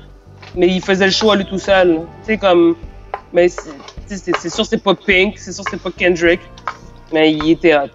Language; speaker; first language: French; native; French